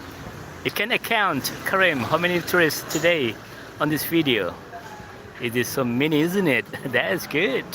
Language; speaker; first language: English; non-native, learner; Indonesian